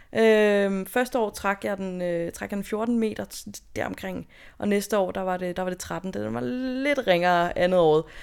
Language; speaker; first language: Danish; native; Danish